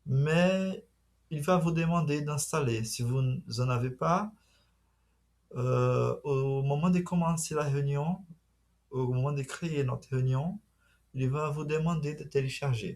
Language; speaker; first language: French; non-native, fluent; Portuguese